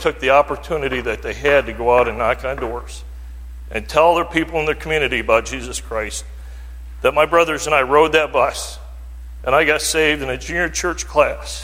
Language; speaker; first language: English; native; English